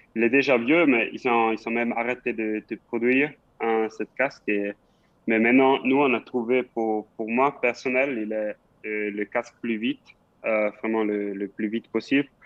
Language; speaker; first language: French; non-native, local second language; Swiss German